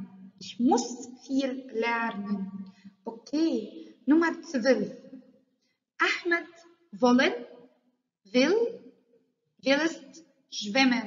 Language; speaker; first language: German; non-native, learner; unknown